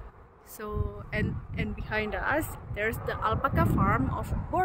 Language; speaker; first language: English; non-native, fluent; Indonesian